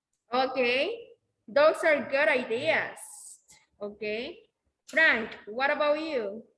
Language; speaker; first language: English; non-native, fluent; Spanish